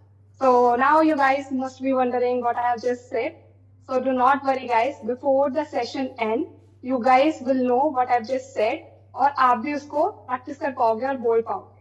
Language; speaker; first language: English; non-native, local second language; Hindi